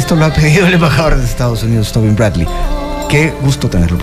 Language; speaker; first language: Spanish; native; Spanish